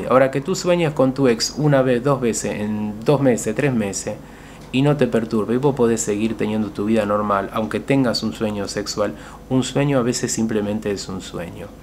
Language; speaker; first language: Spanish; native; Spanish